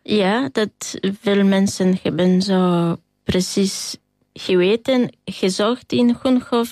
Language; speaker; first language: Dutch; non-native, fluent; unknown